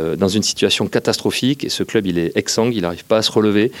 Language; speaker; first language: French; native; French